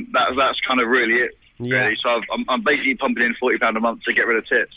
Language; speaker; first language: English; native; English